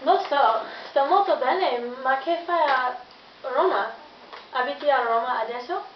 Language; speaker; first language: Italian; non-native, learner; English